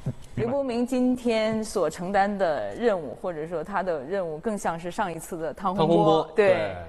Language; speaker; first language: Chinese; native; Chinese